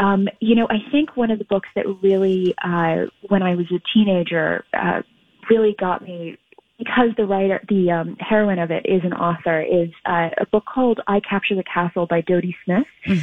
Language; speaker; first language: English; native; English